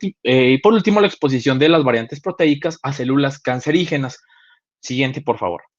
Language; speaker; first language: Spanish; native; Spanish